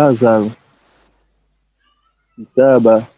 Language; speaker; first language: Arabic; non-native, learner; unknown